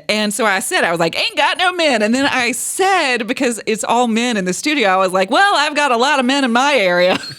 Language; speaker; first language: English; native; English